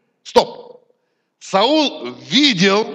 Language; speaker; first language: Polish; non-native, learner; Russian